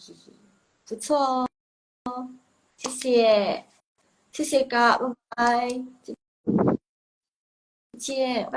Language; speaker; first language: Chinese; non-native, local second language; Indonesian